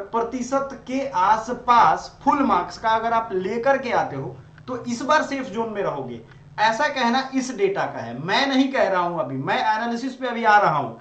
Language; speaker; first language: Hindi; native; Hindi